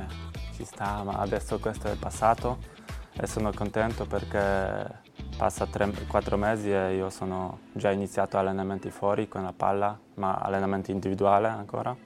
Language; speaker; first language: Italian; non-native, learner; Polish